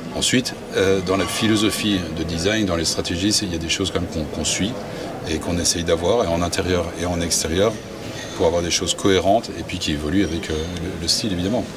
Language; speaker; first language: French; native; French